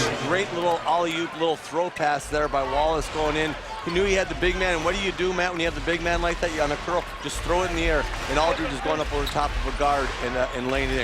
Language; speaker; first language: English; native; English